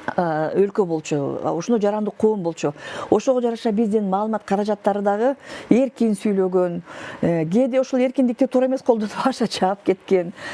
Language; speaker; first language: Kyrgyz; native; Kyrgyz